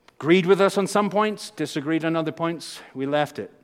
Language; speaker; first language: English; native; English